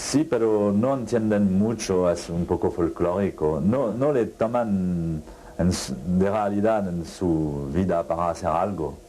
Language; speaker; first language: Spanish; non-native, fluent; French